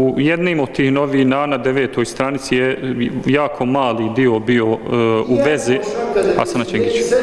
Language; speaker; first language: Bosnian; early bilingual, heritage; Bosnian